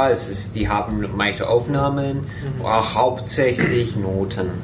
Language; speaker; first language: German; non-native, fluent; English